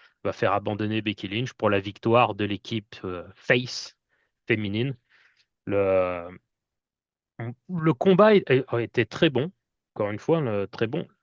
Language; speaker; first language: French; native; French